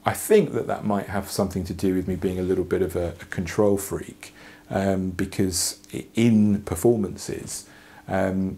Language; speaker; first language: English; native; English